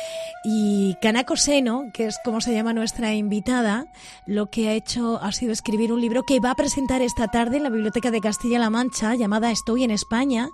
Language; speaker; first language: Spanish; native; Spanish